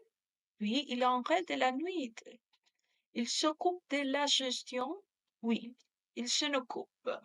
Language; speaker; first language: French; non-native, learner; Spanish